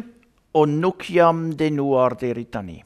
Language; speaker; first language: Albanian; non-native, learner; German